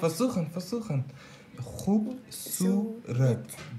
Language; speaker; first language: German; non-native, learner; Pashto